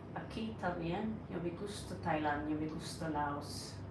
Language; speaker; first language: Spanish; non-native, learner; Norwegian